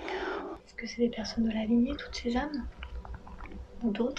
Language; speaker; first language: French; native; French